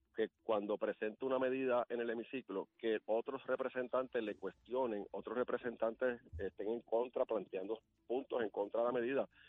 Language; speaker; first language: Spanish; native; Spanish